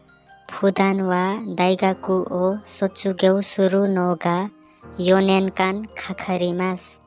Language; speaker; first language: Japanese; non-native, learner; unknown